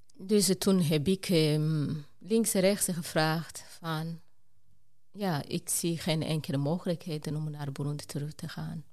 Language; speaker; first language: Dutch; non-native, fluent; Rundi